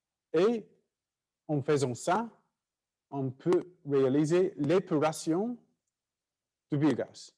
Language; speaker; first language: French; non-native, fluent; English